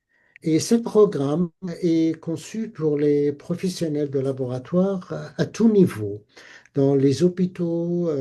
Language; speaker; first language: French; non-native, fluent; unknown